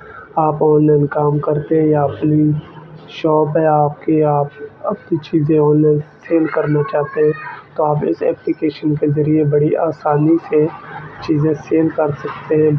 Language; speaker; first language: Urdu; non-native, local second language; Punjabi